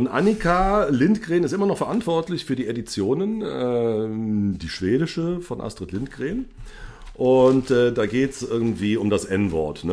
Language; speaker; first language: German; native; German